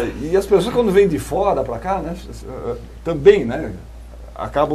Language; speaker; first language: Portuguese; native; Portuguese